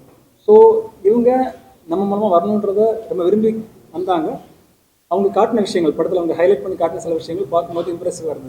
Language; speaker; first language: Tamil; native; Tamil